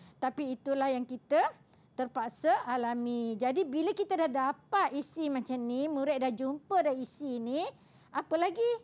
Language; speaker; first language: Malay; native; Malay